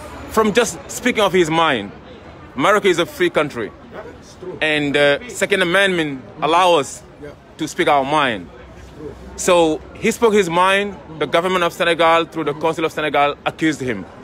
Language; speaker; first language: English; non-native, fluent; Wolof